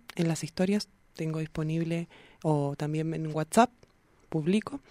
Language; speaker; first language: Spanish; native; Spanish